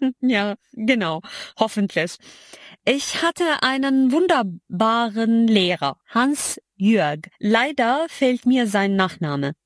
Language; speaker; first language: German; non-native, fluent; Arabic